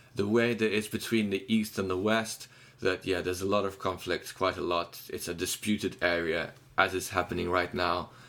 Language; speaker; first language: English; non-native, fluent; Ukrainian